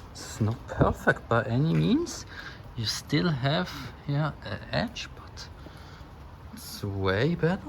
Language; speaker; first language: English; non-native, fluent; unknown